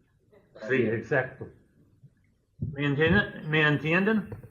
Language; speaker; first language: Spanish; non-native, fluent; English